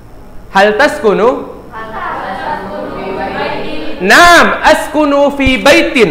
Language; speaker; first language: Arabic; non-native, fluent; Indonesian